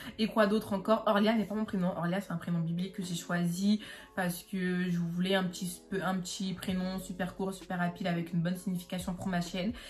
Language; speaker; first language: French; native; French